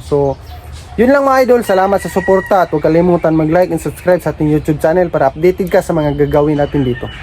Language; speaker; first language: Filipino; non-native, local second language; Cebuano